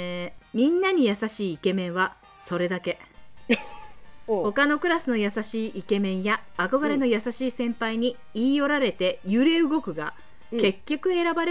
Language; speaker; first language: Japanese; native; Japanese